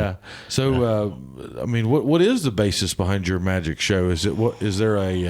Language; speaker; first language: English; native; English